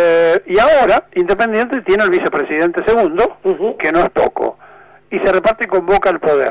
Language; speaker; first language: Spanish; native; Spanish